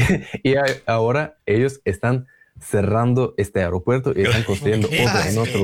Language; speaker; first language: Spanish; non-native, learner; Russian